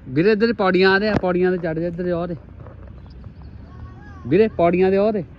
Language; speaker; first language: Punjabi; native; Punjabi